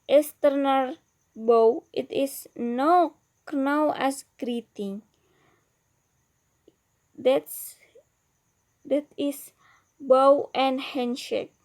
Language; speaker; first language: English; non-native, learner; Indonesian